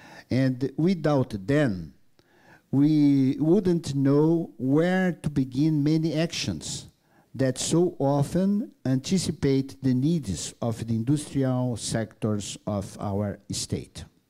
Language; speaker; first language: English; non-native, learner; Portuguese